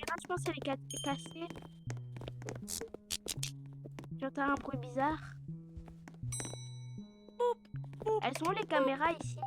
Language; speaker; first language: French; native; French